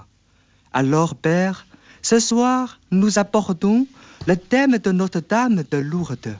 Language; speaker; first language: French; non-native, fluent; Chinese